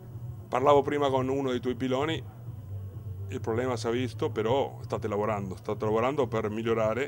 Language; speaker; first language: Italian; native; Italian